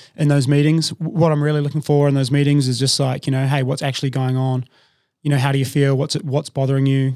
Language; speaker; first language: English; native; English